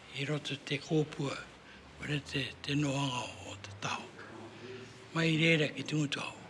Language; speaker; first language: Māori; native; Māori